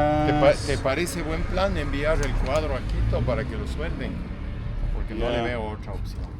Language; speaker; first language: Spanish; native; Spanish